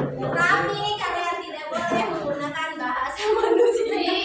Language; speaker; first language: Indonesian; native; Indonesian